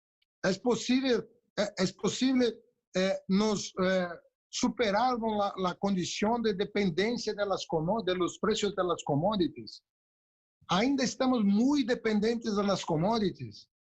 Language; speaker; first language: Spanish; non-native, local second language; Portuguese